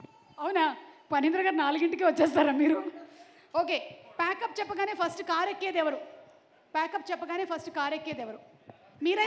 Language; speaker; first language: Telugu; native; Telugu